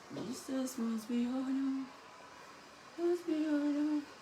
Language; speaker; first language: English; non-native, local second language; Yoruba